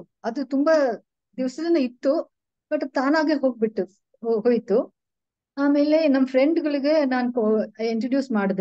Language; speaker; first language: Kannada; non-native, local second language; Tulu